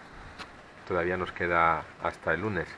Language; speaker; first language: Spanish; native; Spanish